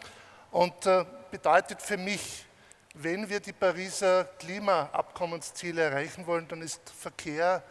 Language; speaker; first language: German; native; German